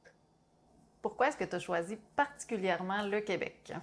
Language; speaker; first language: French; native; French